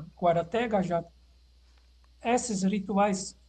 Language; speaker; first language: Portuguese; non-native, fluent; Dutch